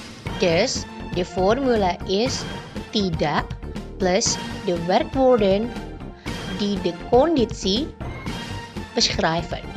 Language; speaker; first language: Dutch; non-native, fluent; Indonesian